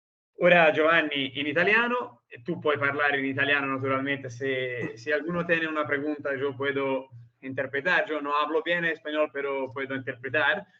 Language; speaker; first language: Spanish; non-native, learner; Italian